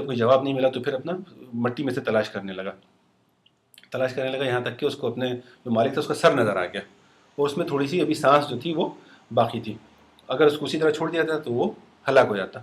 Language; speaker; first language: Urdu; non-native, fluent; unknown